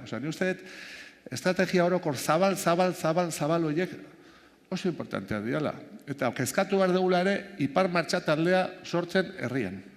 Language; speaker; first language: Basque; native; Basque